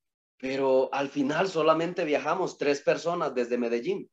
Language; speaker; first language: Spanish; native; Spanish